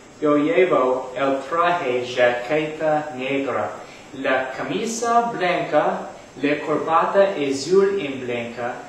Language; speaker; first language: Spanish; non-native, learner; English